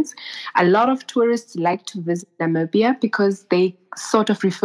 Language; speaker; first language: English; non-native, local second language; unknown